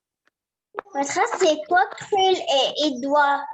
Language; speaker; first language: French; non-native, learner; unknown